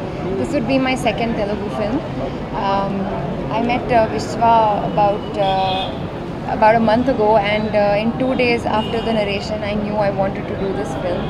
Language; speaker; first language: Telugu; non-native, learner; Kannada